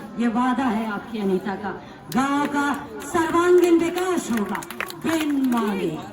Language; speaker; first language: Hindi; native; Hindi